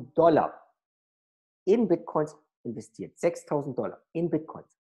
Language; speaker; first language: German; native; German